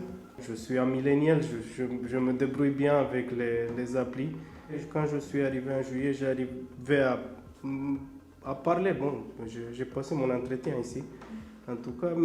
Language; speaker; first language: French; non-native, fluent; Romanian